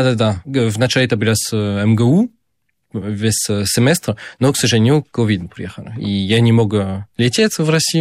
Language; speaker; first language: Russian; non-native, fluent; French